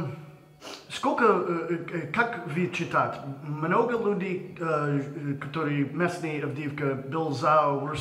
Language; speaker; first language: Russian; non-native, learner; English